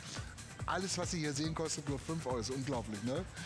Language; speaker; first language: German; native; German